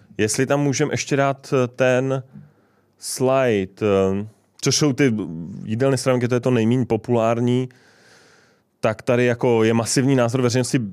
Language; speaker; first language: Czech; native; Czech